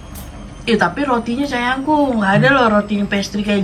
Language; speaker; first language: Indonesian; native; Indonesian